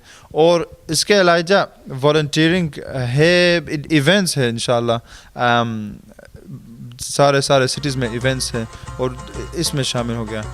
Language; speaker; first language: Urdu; early bilingual, heritage; Urdu